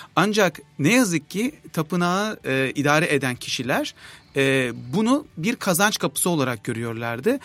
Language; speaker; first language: Turkish; native; Turkish